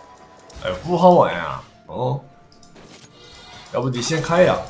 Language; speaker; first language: Chinese; non-native, fluent; Korean